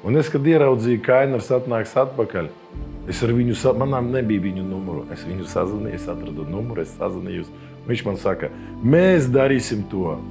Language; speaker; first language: Latvian; non-native, local second language; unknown